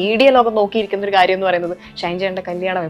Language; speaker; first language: Malayalam; native; Malayalam